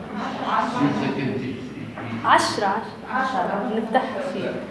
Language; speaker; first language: Arabic; non-native, learner; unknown